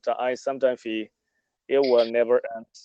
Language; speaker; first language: English; non-native, learner; Burmese